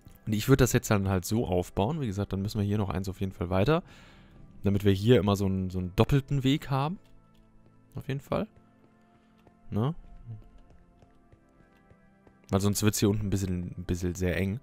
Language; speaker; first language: German; native; German